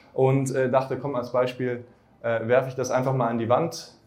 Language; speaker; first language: German; native; German